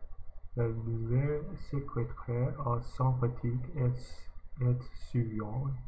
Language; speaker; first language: French; non-native, learner; English